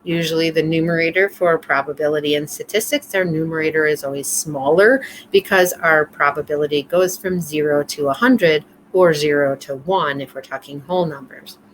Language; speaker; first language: English; native; English